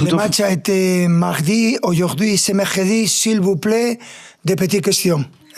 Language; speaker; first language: French; non-native, fluent; Spanish